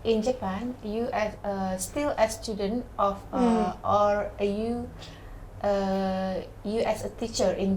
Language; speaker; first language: English; non-native, learner; Indonesian